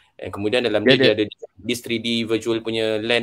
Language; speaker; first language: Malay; native; Malay